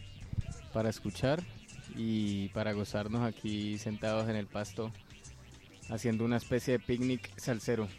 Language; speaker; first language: Spanish; native; Spanish